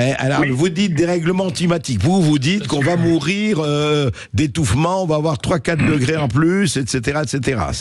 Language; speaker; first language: French; native; French